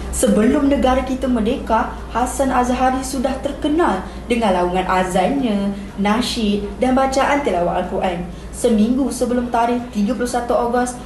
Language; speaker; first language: Malay; native; Malay